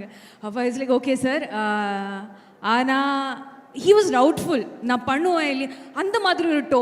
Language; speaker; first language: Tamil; non-native, learner; Malayalam